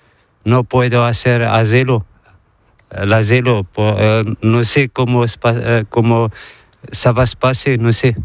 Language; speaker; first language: Spanish; non-native, learner; Arabic